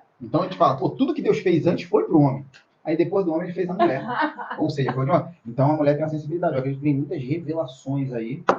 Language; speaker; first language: Portuguese; native; Portuguese